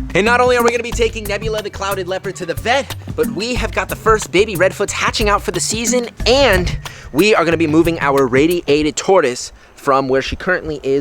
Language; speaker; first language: English; native; English